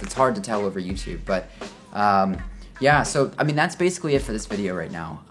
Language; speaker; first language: English; native; English